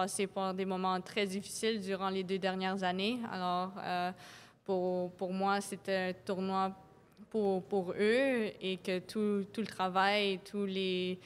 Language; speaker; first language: French; non-native, local second language; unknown